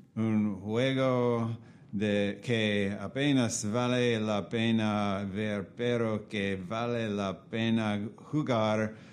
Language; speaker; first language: Spanish; non-native, learner; English